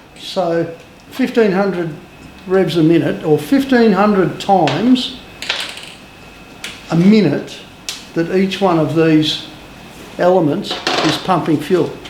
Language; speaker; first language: English; native; English